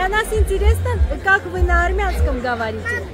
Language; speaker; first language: Russian; non-native, fluent; Armenian